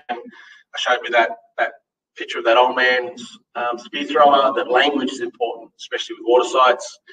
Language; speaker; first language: English; native; English